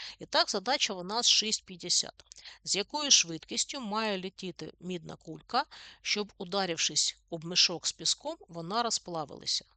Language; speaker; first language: Ukrainian; non-native, local second language; Russian